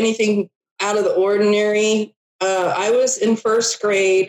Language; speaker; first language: English; native; English